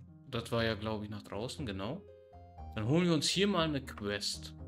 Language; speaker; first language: German; native; German